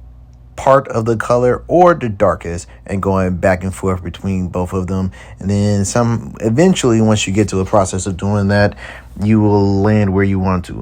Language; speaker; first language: English; native; English